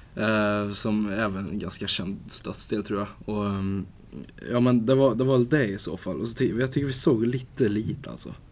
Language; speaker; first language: Swedish; native; Swedish